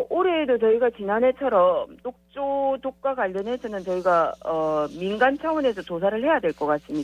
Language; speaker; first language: Korean; native; Korean